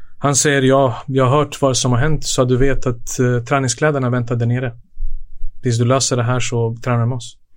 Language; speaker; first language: Swedish; early bilingual, other home language; Serbian